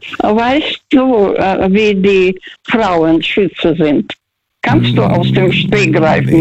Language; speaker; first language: German; non-native, learner; Russian